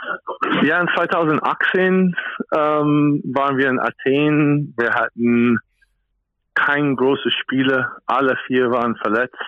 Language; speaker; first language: German; non-native, fluent; English